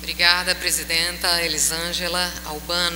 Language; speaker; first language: Portuguese; native; Portuguese